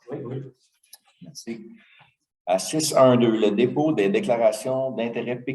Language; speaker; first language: French; native; French